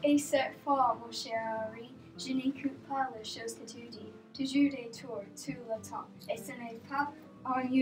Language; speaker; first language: French; non-native, learner; English